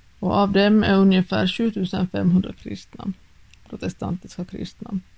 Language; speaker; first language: Swedish; native; Swedish